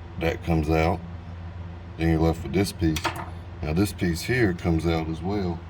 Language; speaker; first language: English; native; English